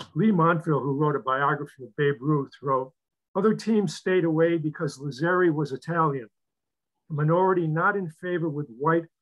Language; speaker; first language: English; native; English